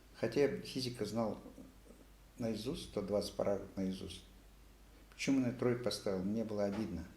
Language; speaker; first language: Russian; non-native, local second language; Kazakh